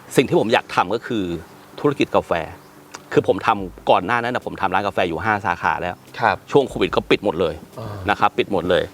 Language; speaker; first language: Thai; native; Thai